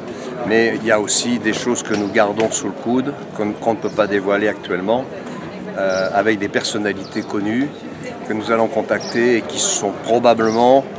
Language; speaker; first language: French; native; French